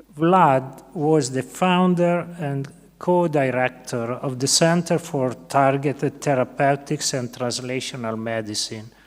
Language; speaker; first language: English; non-native, fluent; Italian